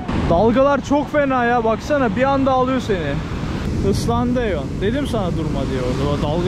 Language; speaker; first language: Turkish; native; Turkish